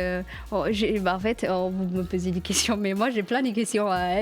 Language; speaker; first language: French; non-native, fluent; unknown